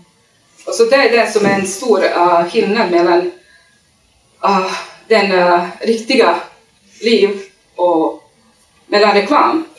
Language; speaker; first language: Swedish; non-native, learner; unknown